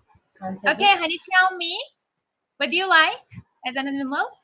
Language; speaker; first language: English; non-native, fluent; Turkish